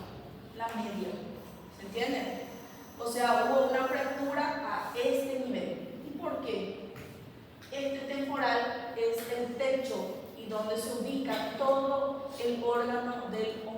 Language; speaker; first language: Spanish; native; Spanish